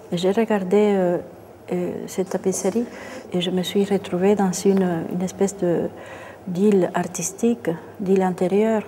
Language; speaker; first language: French; non-native, fluent; Spanish